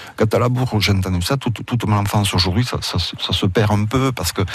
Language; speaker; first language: French; early bilingual, other home language; Catalan